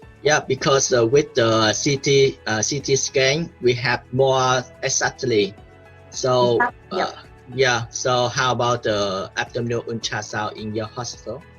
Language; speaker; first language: English; non-native, learner; Vietnamese